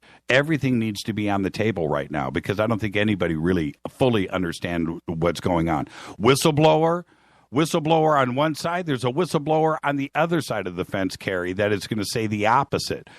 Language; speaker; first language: English; native; English